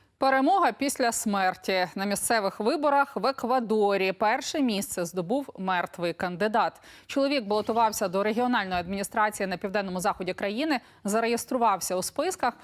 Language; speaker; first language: Ukrainian; native; Ukrainian